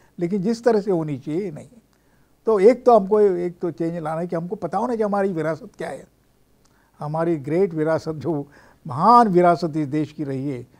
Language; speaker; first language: Hindi; non-native, local second language; Marathi